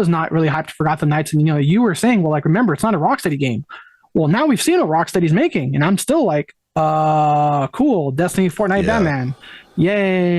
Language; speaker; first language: English; native; English